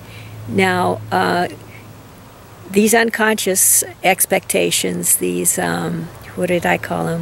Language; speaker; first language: English; native; English